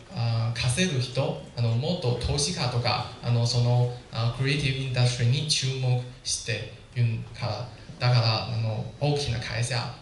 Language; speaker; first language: Japanese; non-native, learner; Chinese